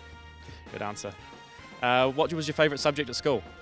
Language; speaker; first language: English; native; English